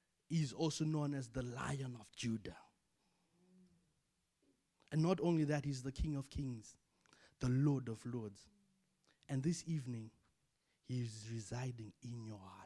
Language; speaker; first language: English; non-native, local second language; Shona